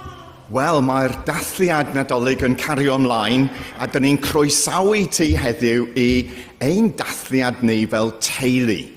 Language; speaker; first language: Welsh; non-native, fluent; English